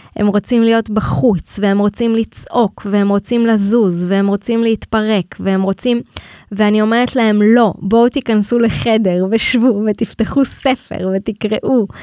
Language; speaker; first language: Hebrew; native; Hebrew